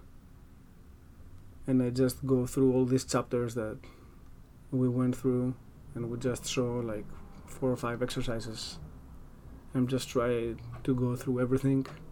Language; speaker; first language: English; non-native, fluent; Greek